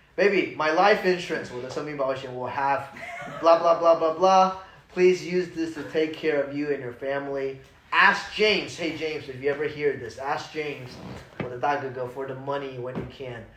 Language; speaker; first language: English; early bilingual, other home language; Chinese